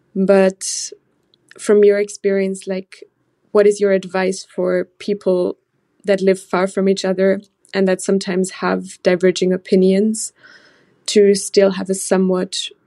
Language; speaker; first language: English; non-native, fluent; German